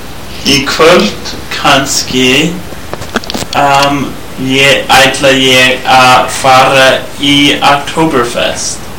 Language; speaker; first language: Icelandic; non-native, learner; English